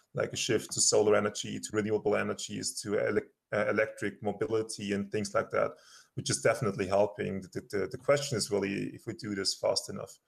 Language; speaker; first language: English; non-native, fluent; German